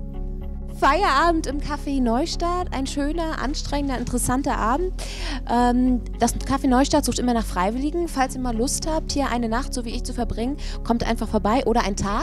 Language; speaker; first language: German; native; German